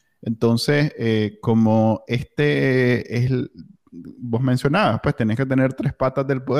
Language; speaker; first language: Spanish; native; Spanish